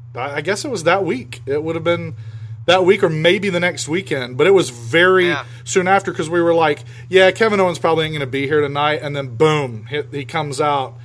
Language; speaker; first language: English; native; English